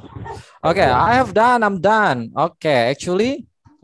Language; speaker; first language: English; non-native, learner; Indonesian